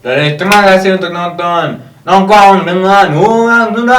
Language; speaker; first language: Indonesian; non-native, learner; English